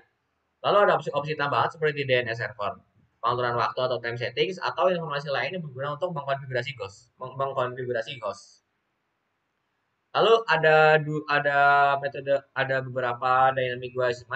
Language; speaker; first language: Indonesian; native; Indonesian